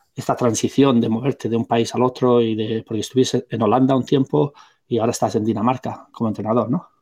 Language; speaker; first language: Spanish; non-native, local second language; Catalan